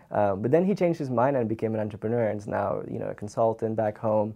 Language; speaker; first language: English; non-native, fluent; Dutch